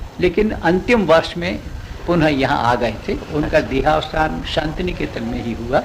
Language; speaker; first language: Hindi; non-native, local second language; Gujarati